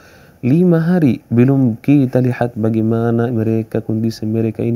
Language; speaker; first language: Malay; non-native, fluent; Arabic